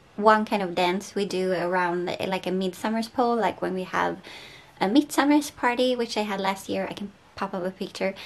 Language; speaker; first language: English; non-native, fluent; Swedish